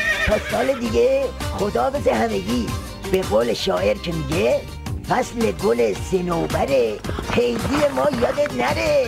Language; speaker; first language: Persian; native; Persian